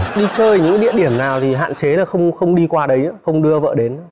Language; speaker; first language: Vietnamese; native; Vietnamese